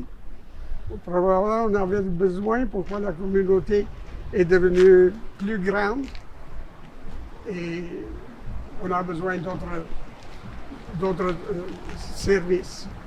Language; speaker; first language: French; non-native, fluent; Italian